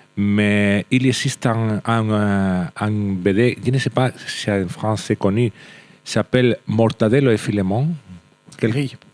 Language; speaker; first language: French; non-native, learner; Spanish